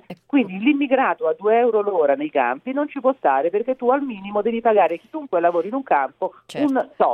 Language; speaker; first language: Italian; native; Italian